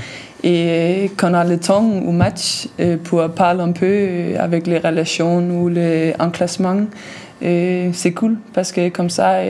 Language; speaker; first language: French; non-native, learner; Danish